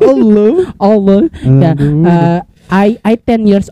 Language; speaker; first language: English; non-native, learner; Indonesian